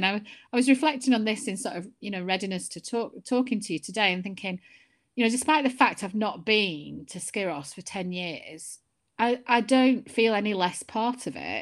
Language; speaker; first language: English; native; English